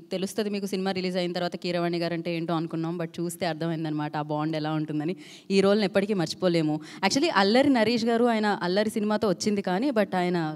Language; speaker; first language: Telugu; native; Telugu